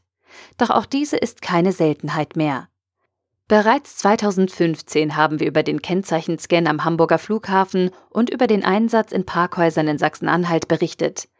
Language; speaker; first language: German; native; German